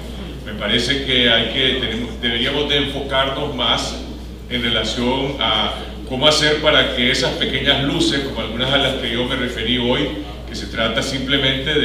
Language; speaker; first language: Spanish; native; Spanish